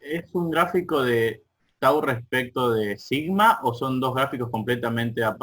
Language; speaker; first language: Spanish; native; Spanish